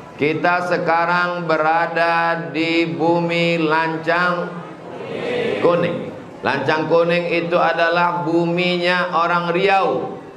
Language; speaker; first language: Indonesian; native; Indonesian